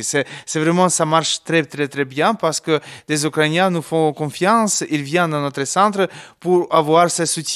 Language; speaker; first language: French; non-native, learner; Ukrainian